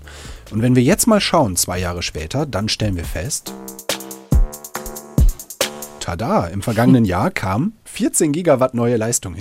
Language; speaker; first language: German; native; German